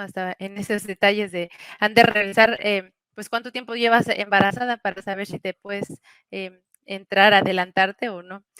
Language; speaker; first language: Spanish; native; Spanish